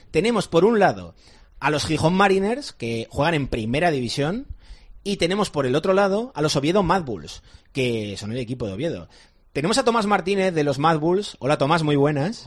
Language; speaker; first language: Spanish; native; Spanish